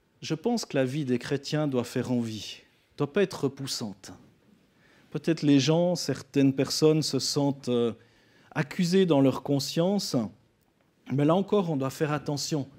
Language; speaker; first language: French; native; French